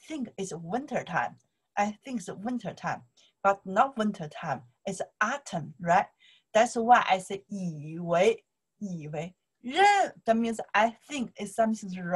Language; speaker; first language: English; non-native, learner; Chinese